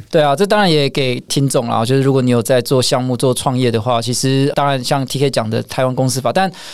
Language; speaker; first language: Chinese; native; Chinese